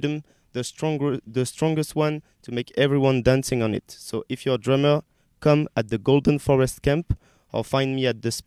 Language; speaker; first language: English; non-native, learner; French